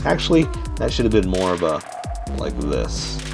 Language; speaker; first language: English; native; English